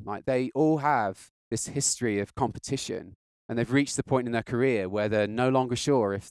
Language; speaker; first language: English; native; English